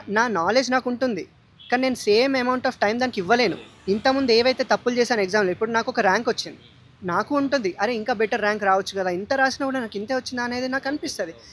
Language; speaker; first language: Telugu; native; Telugu